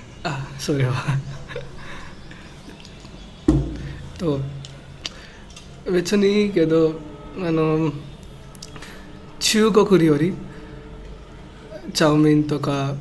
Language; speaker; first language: Japanese; non-native, learner; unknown